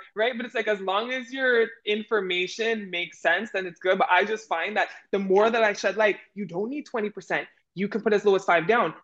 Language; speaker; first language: English; native; English